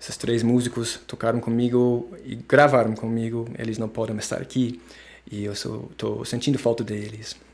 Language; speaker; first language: Portuguese; non-native, fluent; English